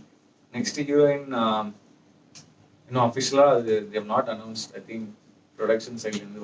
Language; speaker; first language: Tamil; native; Tamil